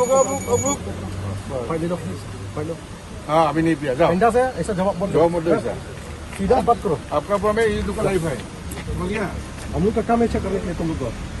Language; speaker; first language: Hindi; non-native, local second language; Khasi